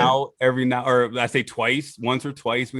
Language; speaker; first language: English; native; English